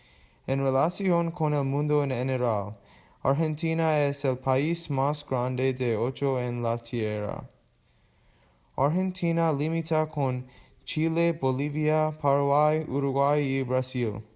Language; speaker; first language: Spanish; non-native, learner; English